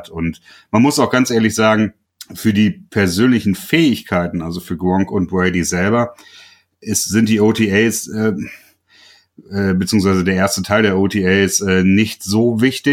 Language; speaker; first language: German; native; German